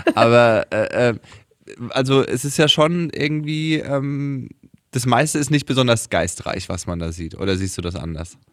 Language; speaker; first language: German; native; German